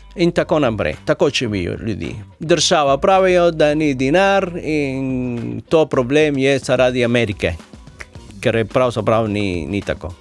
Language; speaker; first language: Slovenian; non-native, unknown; Spanish